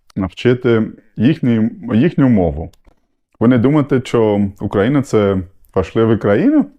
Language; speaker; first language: Ukrainian; non-native, fluent; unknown